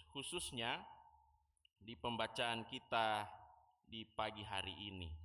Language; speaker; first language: Indonesian; native; Indonesian